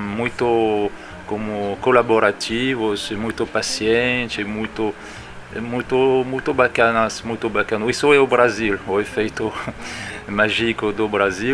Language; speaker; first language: Portuguese; non-native, fluent; French